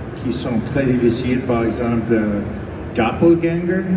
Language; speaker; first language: French; non-native, learner; English